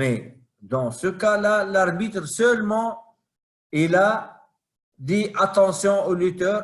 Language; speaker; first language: French; non-native, fluent; Arabic